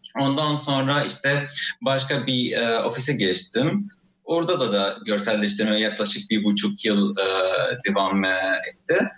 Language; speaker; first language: Turkish; non-native, fluent; Arabic